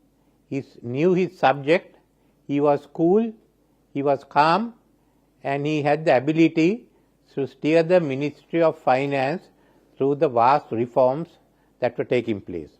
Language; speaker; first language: English; non-native, local second language; Sinhala